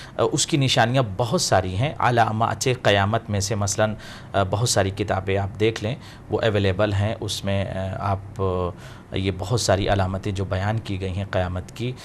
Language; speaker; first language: Urdu; native; Urdu